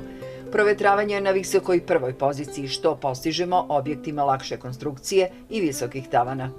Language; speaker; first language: Serbian; native; Serbian